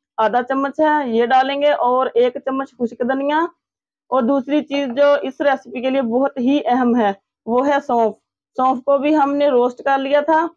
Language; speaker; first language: Urdu; native; Urdu